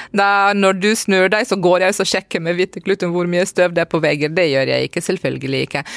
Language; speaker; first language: Norwegian; non-native, fluent; Romanian